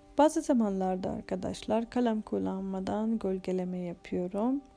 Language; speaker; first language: Turkish; non-native, fluent; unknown